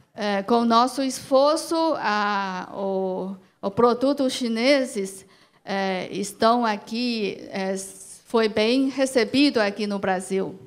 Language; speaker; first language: Portuguese; non-native, learner; Chinese